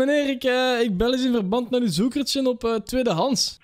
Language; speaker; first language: Dutch; native; Dutch